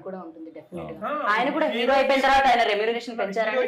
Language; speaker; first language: Telugu; native; Telugu